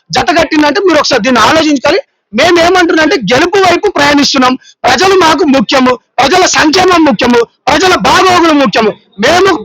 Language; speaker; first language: Telugu; native; Telugu